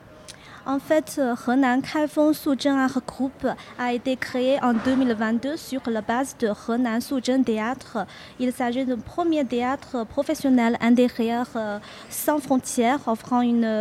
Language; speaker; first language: French; non-native, fluent; Chinese